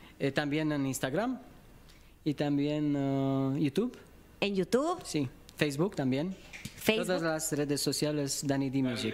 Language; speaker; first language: Spanish; non-native, learner; Romanian